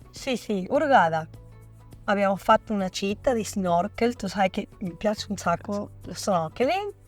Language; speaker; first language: Italian; non-native, fluent; Spanish